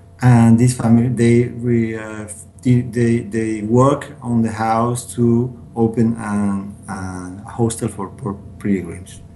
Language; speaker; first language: English; non-native, learner; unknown